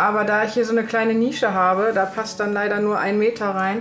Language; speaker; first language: German; native; German